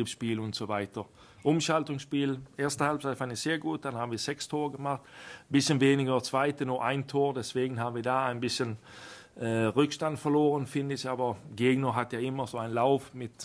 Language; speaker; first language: German; non-native, fluent; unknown